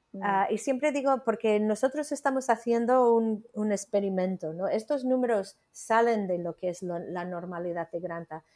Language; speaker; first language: Spanish; non-native, fluent; English